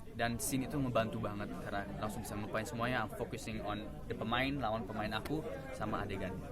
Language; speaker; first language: Indonesian; native; Indonesian